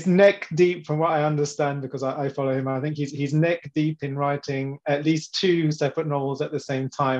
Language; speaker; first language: English; native; English